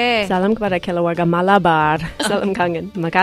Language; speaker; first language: Indonesian; non-native, fluent; English